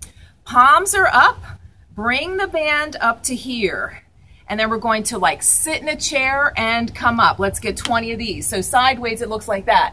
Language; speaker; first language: English; native; English